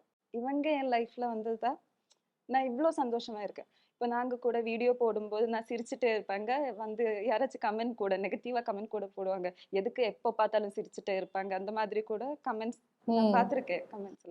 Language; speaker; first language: Tamil; non-native, local second language; Malayalam